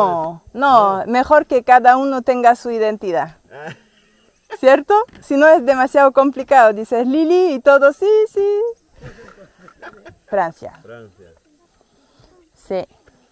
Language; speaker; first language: Spanish; non-native, fluent; French